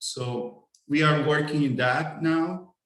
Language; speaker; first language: English; non-native, fluent; Spanish